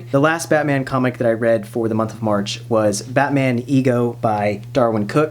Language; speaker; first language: English; native; English